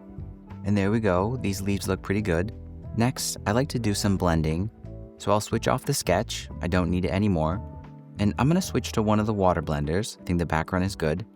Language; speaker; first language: English; native; English